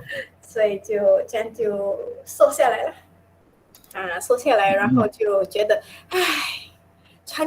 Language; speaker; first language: Chinese; non-native, local second language; Min Nan Chinese